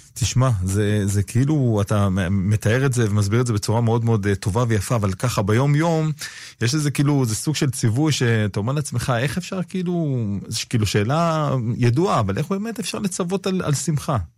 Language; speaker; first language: Hebrew; native; Hebrew